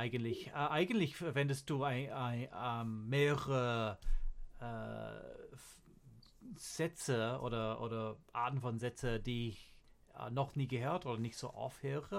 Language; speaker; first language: German; non-native, learner; English